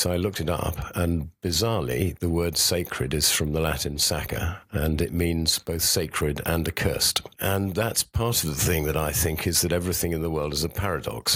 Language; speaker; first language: English; native; English